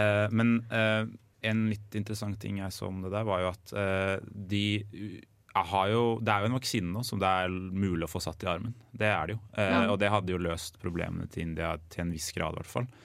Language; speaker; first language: Norwegian; native; Norwegian